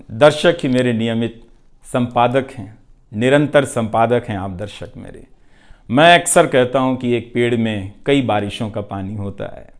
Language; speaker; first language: Hindi; non-native, local second language; Bhojpuri